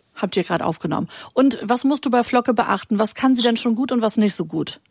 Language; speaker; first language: German; native; German